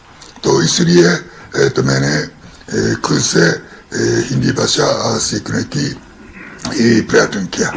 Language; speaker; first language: Hindi; non-native, fluent; Japanese